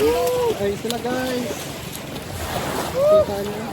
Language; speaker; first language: Filipino; native; Filipino